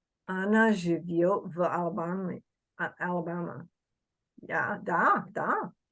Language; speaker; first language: Russian; non-native, fluent; English